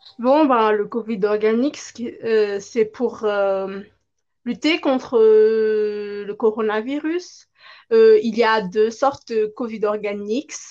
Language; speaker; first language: French; non-native, local second language; Malagasy